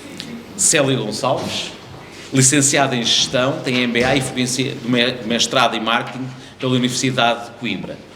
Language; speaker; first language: Portuguese; native; Portuguese